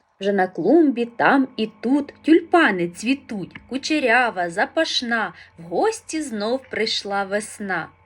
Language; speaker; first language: Ukrainian; native; Ukrainian